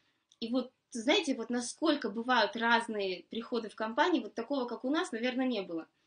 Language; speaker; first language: Russian; native; Russian